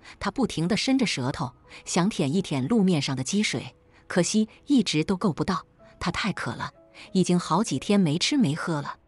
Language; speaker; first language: Chinese; native; Chinese